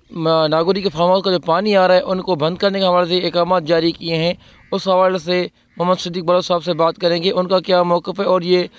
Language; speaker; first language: Urdu; non-native, local second language; Sindhi